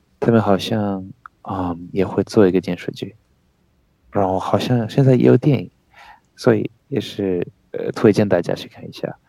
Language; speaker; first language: Chinese; non-native, fluent; French